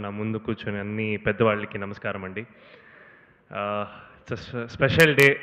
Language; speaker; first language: Telugu; non-native, learner; Kannada